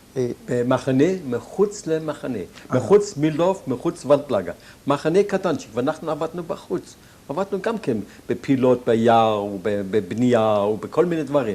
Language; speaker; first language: Hebrew; non-native, fluent; German